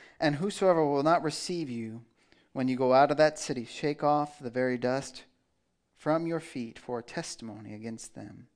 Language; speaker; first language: English; native; English